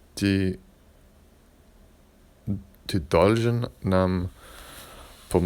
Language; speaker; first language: Russian; non-native, learner; English